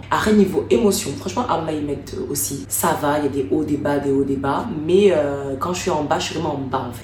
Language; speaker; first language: French; native; French